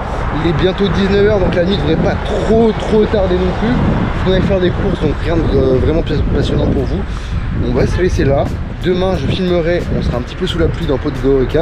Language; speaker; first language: French; native; French